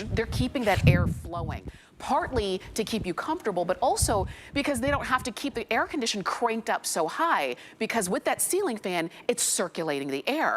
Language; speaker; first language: English; native; English